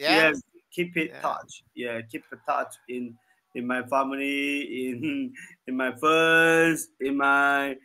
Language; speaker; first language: English; non-native, learner; Chinese